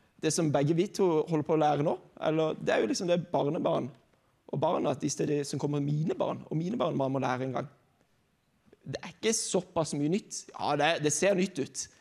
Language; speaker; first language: Norwegian; native; Norwegian